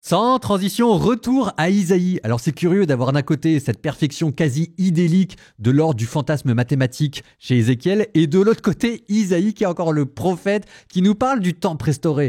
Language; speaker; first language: French; native; French